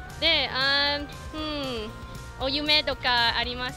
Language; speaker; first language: Japanese; non-native, learner; English